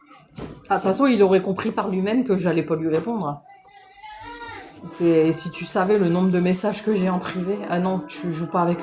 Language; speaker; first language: French; native; French